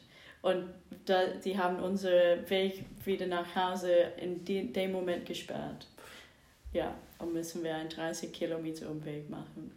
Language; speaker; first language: German; non-native, fluent; English